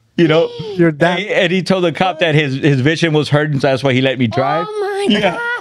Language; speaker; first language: English; native; English